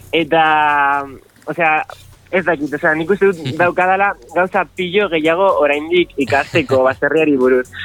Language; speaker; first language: Basque; non-native, local second language; Spanish